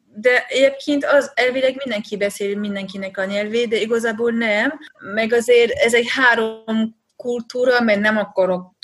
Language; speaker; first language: Hungarian; non-native, fluent; French